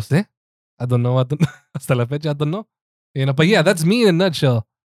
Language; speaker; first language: English; early bilingual, other home language; Spanish